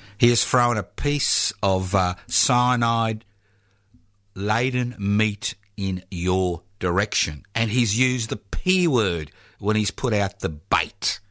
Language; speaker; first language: English; early bilingual, other home language; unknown